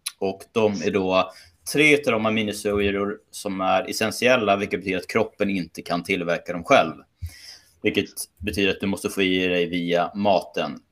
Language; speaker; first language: Swedish; native; Swedish